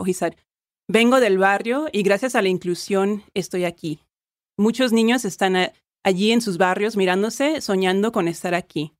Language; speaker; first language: Spanish; early bilingual, other home language; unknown